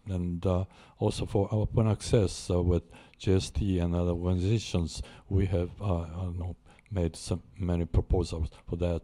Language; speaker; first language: English; non-native, fluent; Japanese